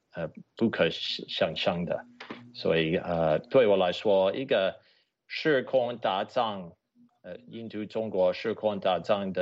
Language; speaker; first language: Chinese; non-native, fluent; English